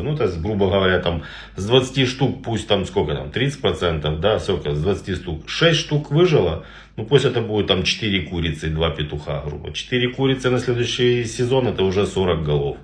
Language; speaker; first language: Russian; native; Russian